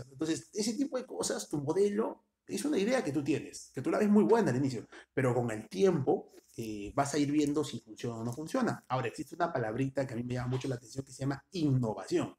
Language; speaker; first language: Spanish; native; Spanish